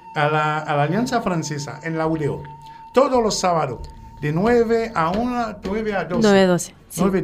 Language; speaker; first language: Spanish; non-native, fluent; French